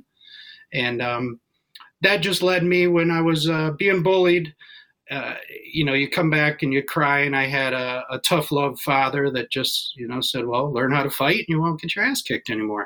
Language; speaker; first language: English; native; English